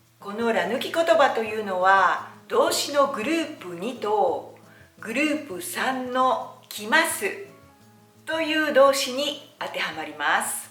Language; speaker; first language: Japanese; native; Japanese